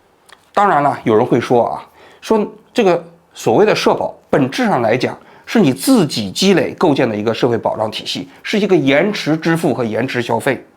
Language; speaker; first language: Chinese; native; Chinese